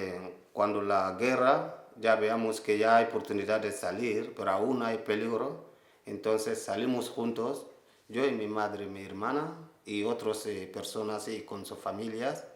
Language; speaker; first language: Spanish; non-native, learner; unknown